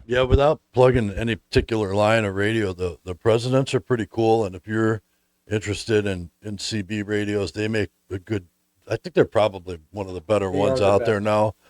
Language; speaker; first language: English; native; English